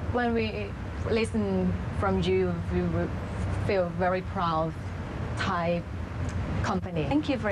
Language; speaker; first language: English; non-native, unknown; Thai